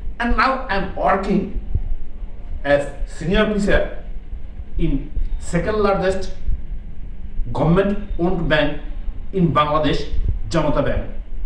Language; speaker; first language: English; non-native, local second language; Bangla